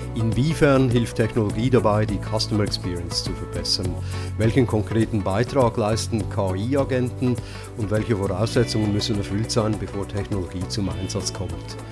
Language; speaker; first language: German; native; German